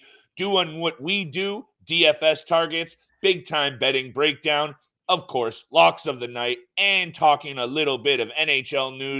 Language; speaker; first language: English; native; English